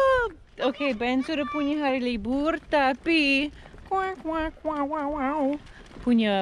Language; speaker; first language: Indonesian; non-native, learner; English